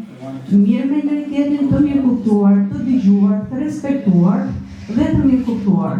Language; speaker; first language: Albanian; native; Albanian